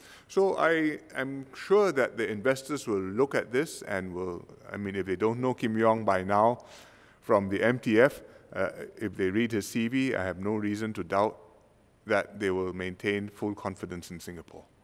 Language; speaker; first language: English; native; English